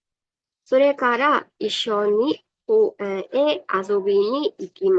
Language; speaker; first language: Japanese; non-native, fluent; Burmese